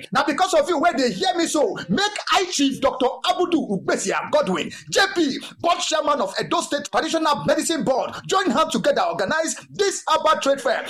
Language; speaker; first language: Nigerian Pidgin; non-native, local second language; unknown